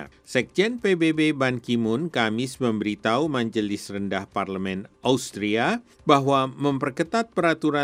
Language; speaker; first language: Indonesian; native; Indonesian